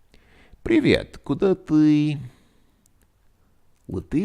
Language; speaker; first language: Russian; non-native, learner; English